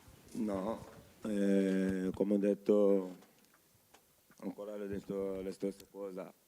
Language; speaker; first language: Italian; non-native, learner; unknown